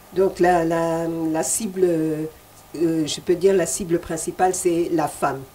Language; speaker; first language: French; non-native, local second language; Lingala